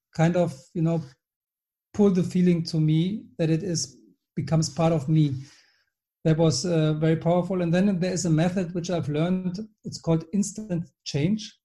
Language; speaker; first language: English; non-native, fluent; German